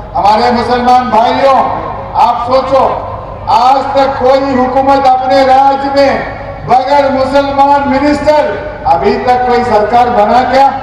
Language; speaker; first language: Hindi; non-native, local second language; Telugu